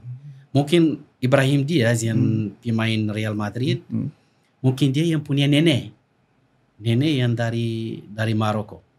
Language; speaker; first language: Indonesian; non-native, fluent; Arabic